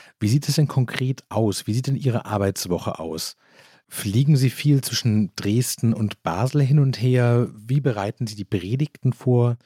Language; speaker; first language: German; native; German